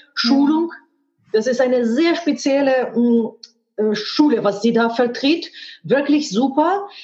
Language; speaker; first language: German; non-native, fluent; Russian